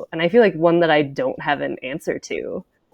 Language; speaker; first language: English; native; English